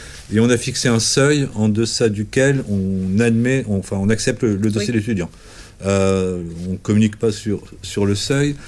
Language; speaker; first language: French; native; French